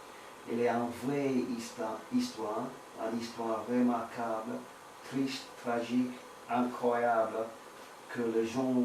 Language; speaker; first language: French; non-native, learner; English